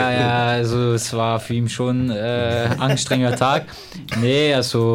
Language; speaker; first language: German; non-native, fluent; French